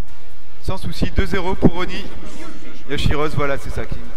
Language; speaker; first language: French; native; French